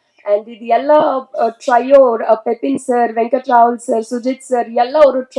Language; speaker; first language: Tamil; non-native, learner; Telugu